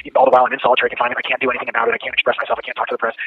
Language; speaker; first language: English; native; English